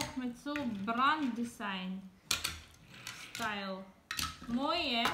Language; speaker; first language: Dutch; non-native, learner; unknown